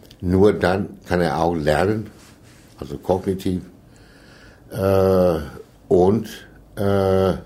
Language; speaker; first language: German; non-native, fluent; Danish